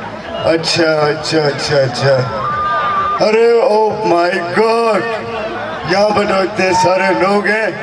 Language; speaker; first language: Hindi; non-native, local second language; Kok Borok